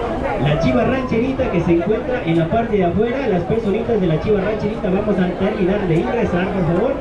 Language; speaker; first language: Spanish; native; Spanish